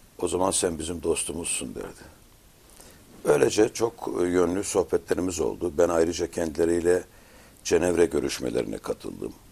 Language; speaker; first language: Turkish; native; Turkish